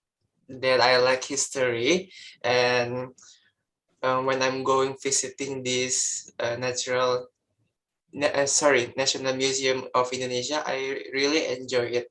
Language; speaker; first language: English; non-native, learner; Indonesian